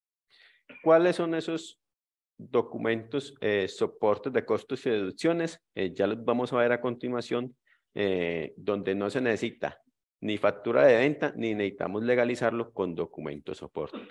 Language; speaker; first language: Spanish; native; Spanish